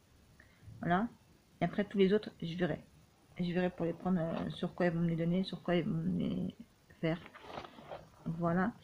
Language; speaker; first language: French; native; French